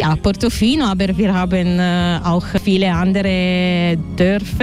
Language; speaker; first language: German; non-native, learner; Italian